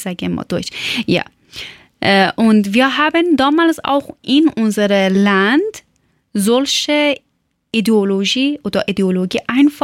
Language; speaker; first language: German; non-native, learner; Persian